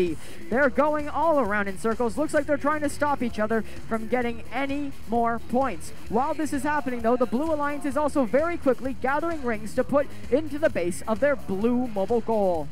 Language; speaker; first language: English; native; English